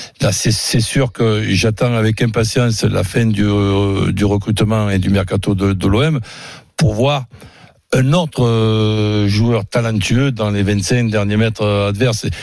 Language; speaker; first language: French; native; French